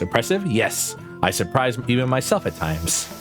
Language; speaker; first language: English; native; English